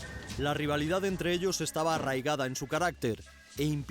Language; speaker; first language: Spanish; native; Spanish